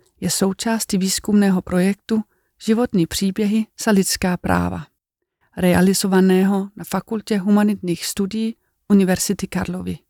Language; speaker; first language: Czech; non-native, fluent; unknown